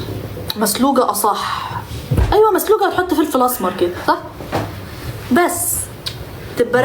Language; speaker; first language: Arabic; native; Arabic